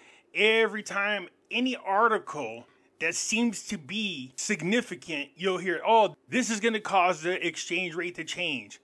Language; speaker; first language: English; native; English